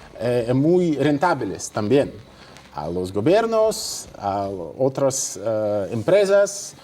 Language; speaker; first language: Spanish; non-native, fluent; Russian